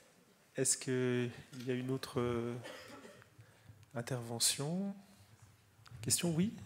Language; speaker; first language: French; native; French